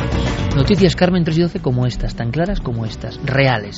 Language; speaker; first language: Spanish; native; Spanish